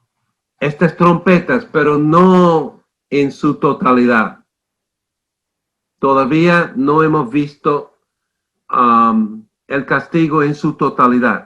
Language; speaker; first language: Spanish; non-native, fluent; English